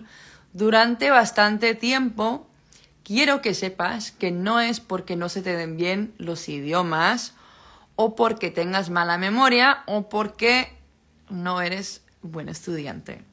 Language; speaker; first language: Spanish; non-native, fluent; Dutch